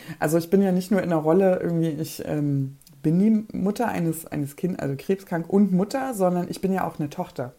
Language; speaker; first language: German; early bilingual, other home language; Polish